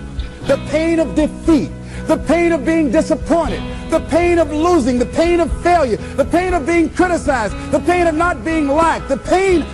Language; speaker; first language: English; native; English